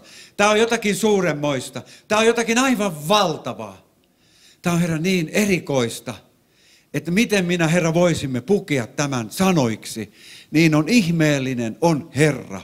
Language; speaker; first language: Finnish; non-native, fluent; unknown